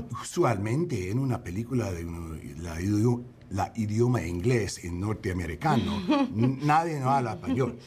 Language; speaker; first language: Spanish; non-native, learner; English